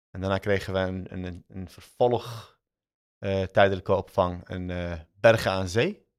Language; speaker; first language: Dutch; early bilingual, other home language; Arabic